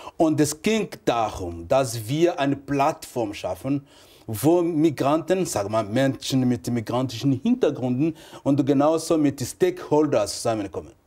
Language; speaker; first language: German; non-native, fluent; French